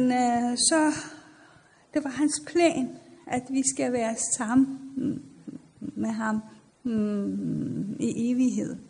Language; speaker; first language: Danish; non-native, fluent; Persian